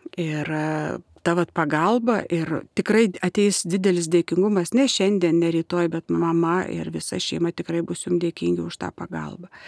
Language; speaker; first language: Lithuanian; native; Lithuanian